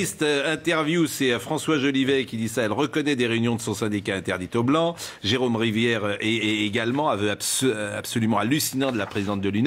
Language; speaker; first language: French; native; French